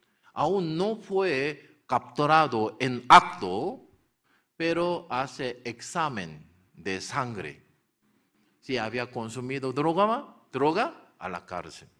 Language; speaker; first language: Spanish; non-native, learner; Korean